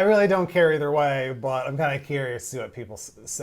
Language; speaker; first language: English; native; English